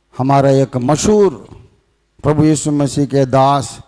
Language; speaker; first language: Hindi; non-native, local second language; Telugu